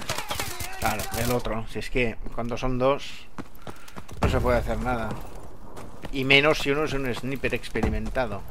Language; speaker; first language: Spanish; native; Spanish